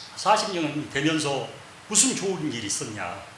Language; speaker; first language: Korean; native; Korean